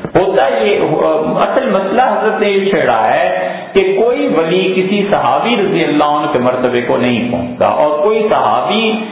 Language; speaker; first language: Urdu; native; Urdu